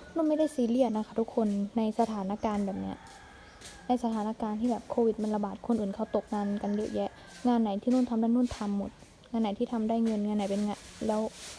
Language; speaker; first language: Thai; native; Thai